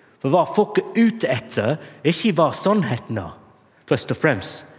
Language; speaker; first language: Norwegian; non-native, fluent; English